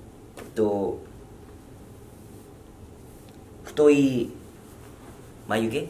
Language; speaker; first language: Japanese; non-native, fluent; Korean